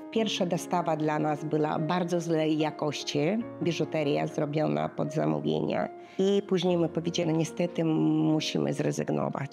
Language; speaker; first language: Polish; non-native, learner; Russian